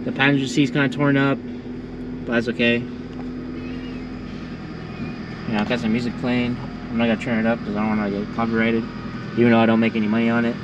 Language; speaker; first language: English; native; English